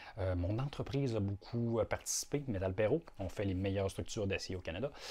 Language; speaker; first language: French; native; French